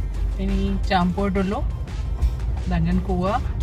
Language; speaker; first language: Indonesian; non-native, learner; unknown